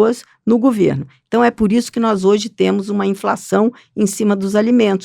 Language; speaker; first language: Portuguese; native; Portuguese